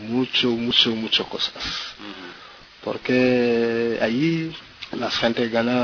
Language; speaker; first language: Spanish; non-native, learner; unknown